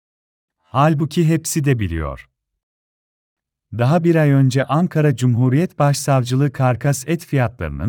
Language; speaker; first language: Turkish; native; Turkish